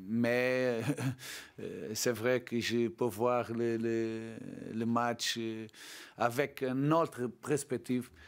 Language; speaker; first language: French; non-native, learner; Portuguese